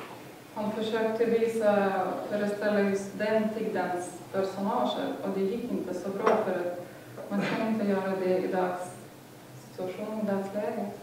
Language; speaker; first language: Swedish; non-native, fluent; Lithuanian